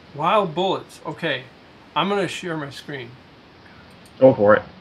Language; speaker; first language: English; native; English